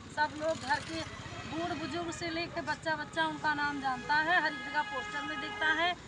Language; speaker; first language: Hindi; native; Hindi